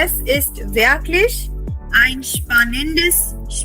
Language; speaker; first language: German; non-native, fluent; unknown